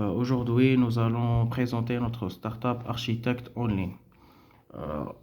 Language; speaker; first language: French; non-native, local second language; Arabic